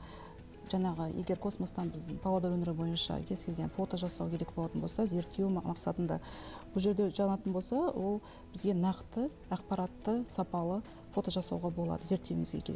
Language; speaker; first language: Kazakh; native; Kazakh